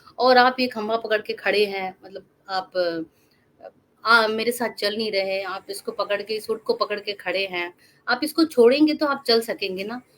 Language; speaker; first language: Hindi; non-native, local second language; Assamese